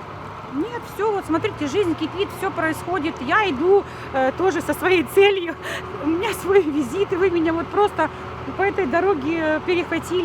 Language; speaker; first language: Russian; native; Russian